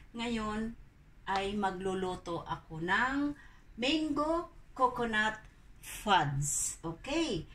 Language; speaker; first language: Filipino; non-native, local second language; Cebuano